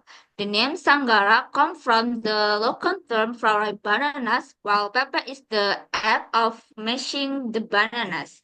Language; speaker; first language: English; non-native, learner; Indonesian